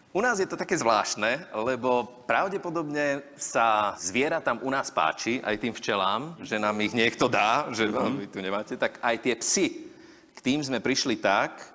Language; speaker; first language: Slovak; native; Slovak